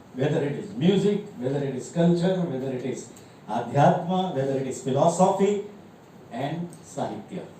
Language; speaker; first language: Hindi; non-native, local second language; Gujarati